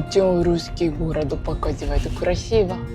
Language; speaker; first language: Russian; non-native, learner; Japanese